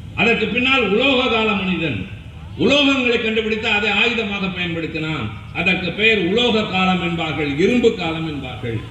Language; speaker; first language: Tamil; native; Tamil